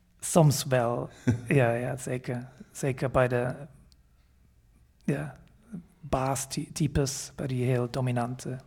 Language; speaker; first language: Dutch; non-native, fluent; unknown